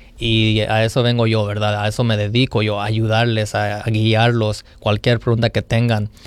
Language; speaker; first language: Spanish; early bilingual, heritage; Spanish